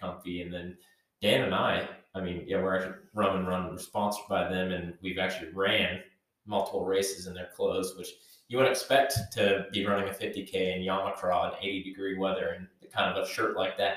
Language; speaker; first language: English; native; English